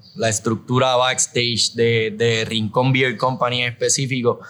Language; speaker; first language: Spanish; native; Spanish